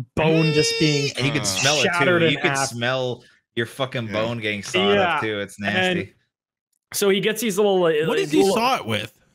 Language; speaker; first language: English; native; English